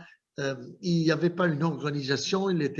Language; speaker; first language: French; non-native, fluent; Italian